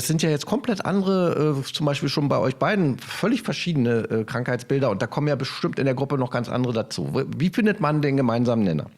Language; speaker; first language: German; native; German